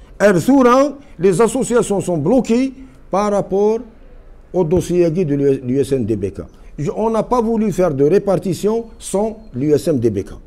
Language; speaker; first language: French; non-native, local second language; Kabyle